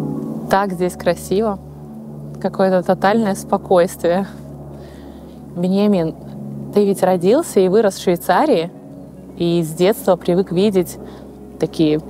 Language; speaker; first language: Russian; native; Russian